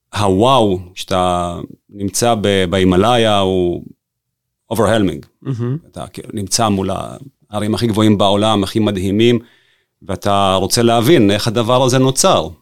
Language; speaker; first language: Hebrew; early bilingual, other home language; Russian